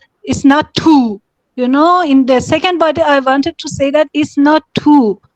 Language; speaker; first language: English; non-native, learner; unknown